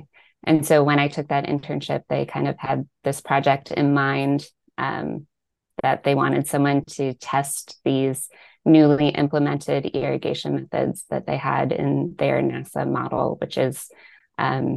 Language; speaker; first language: English; native; English